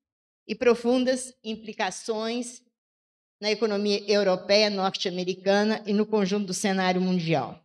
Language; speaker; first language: Portuguese; native; Portuguese